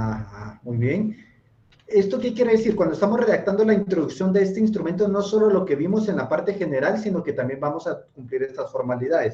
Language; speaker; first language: Spanish; native; Spanish